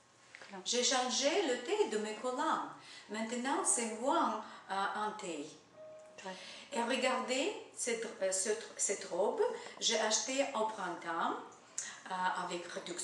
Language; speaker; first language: French; non-native, learner; Russian